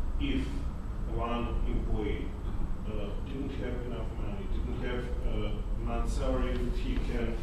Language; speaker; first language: English; non-native, fluent; Serbian